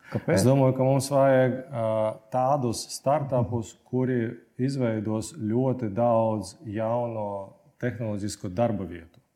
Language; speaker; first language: Latvian; native; Latvian